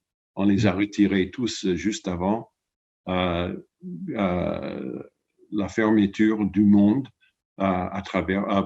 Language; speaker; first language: French; non-native, fluent; English